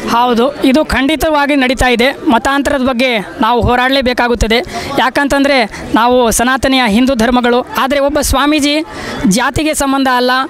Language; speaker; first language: Kannada; non-native, local second language; Lambadi